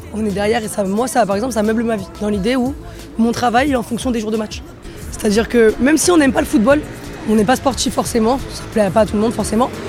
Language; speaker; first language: French; native; French